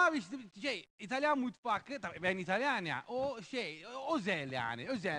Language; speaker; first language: Turkish; non-native, fluent; Italian